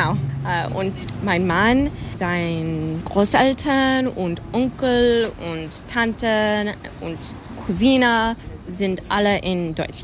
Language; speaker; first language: German; non-native, learner; English